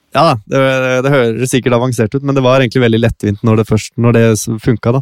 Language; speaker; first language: Norwegian; native; Norwegian